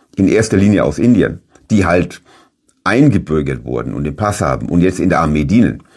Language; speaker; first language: German; native; German